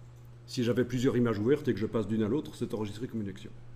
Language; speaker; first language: French; native; French